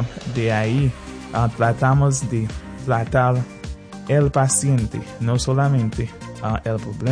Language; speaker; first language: Spanish; non-native, fluent; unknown